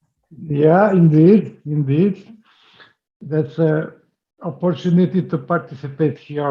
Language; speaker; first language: English; non-native, fluent; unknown